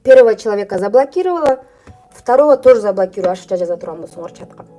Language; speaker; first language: Russian; non-native, local second language; Kyrgyz